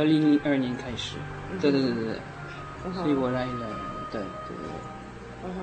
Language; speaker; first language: Chinese; non-native, learner; French